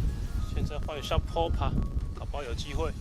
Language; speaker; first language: Chinese; native; Chinese